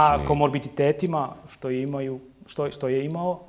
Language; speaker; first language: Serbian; non-native, local second language; Turkish